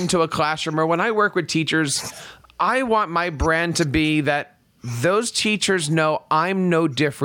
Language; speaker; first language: English; native; English